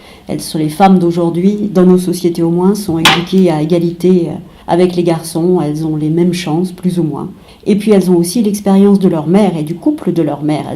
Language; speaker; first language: French; native; French